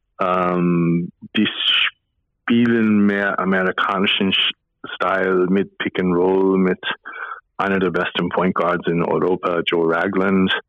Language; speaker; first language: German; non-native, fluent; English